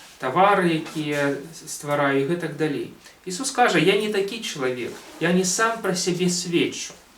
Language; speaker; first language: Belarusian; non-native, local second language; Russian